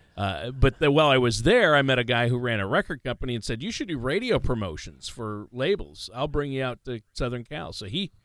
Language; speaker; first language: English; native; English